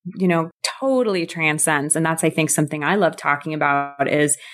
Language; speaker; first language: English; native; English